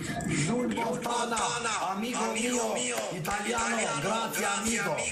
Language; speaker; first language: Italian; non-native, learner; Albanian